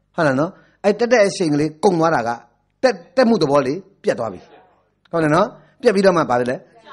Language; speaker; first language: Burmese; native; Burmese